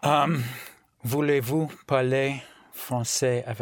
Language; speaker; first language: French; non-native, learner; English